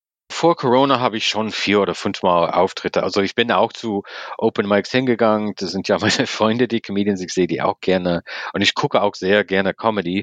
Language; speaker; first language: German; non-native, fluent; English